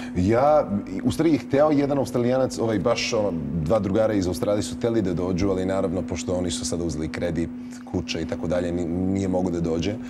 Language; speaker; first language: Serbian; early bilingual, heritage; Serbian